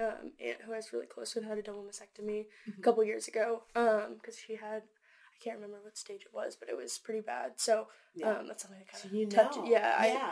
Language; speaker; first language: English; native; English